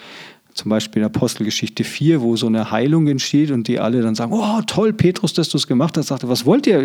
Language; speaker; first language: German; native; German